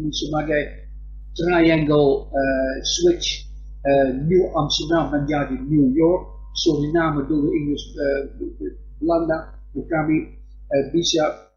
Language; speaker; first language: Indonesian; non-native, fluent; Dutch